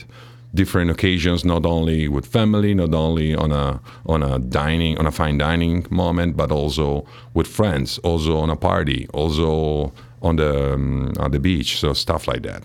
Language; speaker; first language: English; non-native, fluent; Italian